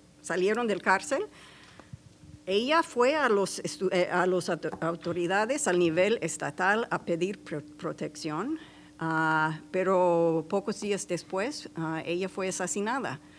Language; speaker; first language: Spanish; non-native, fluent; English